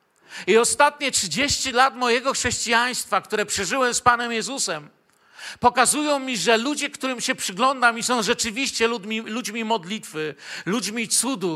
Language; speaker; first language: Polish; native; Polish